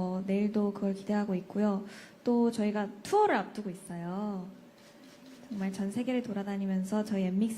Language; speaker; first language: Korean; native; Korean